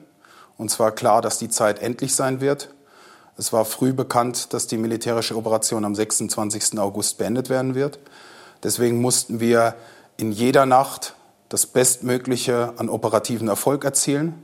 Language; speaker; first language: German; native; German